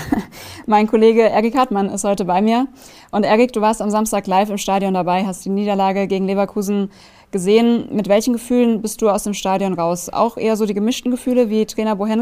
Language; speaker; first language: German; native; German